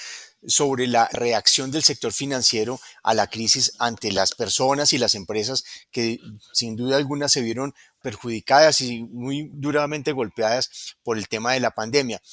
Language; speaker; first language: Spanish; native; Spanish